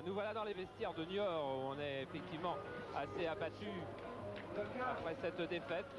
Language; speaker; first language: French; native; French